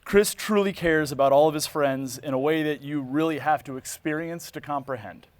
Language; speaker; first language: English; native; English